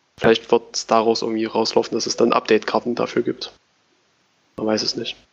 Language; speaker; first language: German; native; German